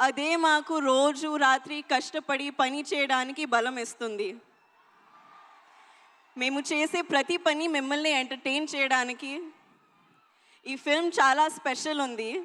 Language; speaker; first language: Telugu; non-native, learner; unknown